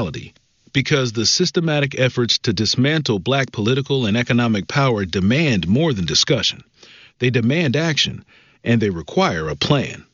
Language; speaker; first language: English; native; English